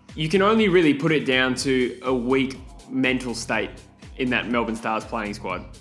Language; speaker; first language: English; native; English